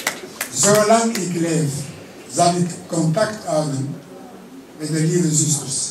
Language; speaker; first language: Dutch; early bilingual, other home language; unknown